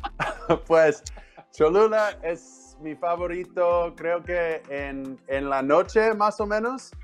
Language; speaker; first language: Spanish; non-native, learner; English